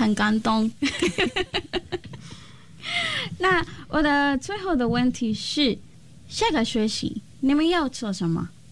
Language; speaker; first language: Chinese; non-native, fluent; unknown